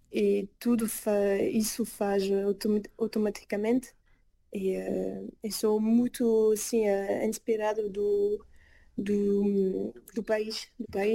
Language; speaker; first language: Portuguese; early bilingual, heritage; French